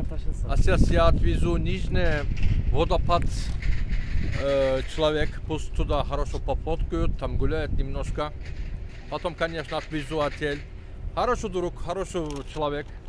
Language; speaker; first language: Russian; non-native, learner; Turkish